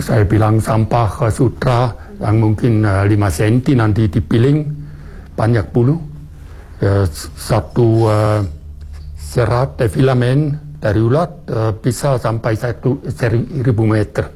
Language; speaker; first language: Indonesian; non-native, fluent; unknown